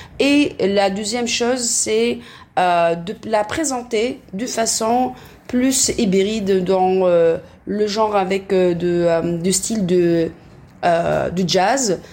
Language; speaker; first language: French; non-native, local second language; Arabic